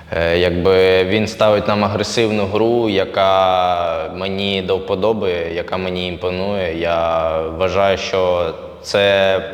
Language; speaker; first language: Ukrainian; native; Ukrainian